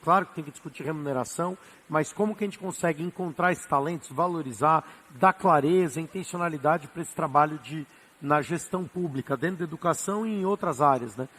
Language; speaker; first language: Portuguese; native; Portuguese